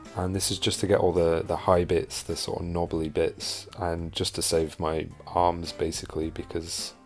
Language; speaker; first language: English; native; English